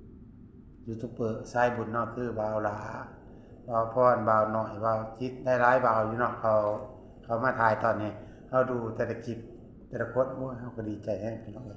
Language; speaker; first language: Thai; non-native, local second language; Northeastern Thai